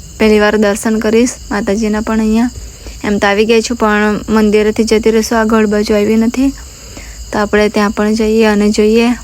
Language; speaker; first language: Gujarati; non-native, local second language; Gamit